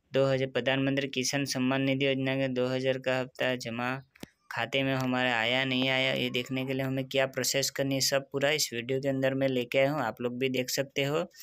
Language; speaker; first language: Hindi; non-native, local second language; Gujarati